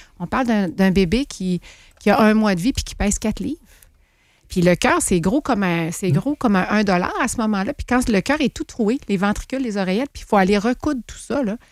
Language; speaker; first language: French; native; French